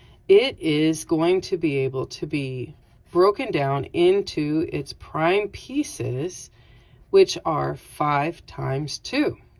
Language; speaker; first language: English; native; English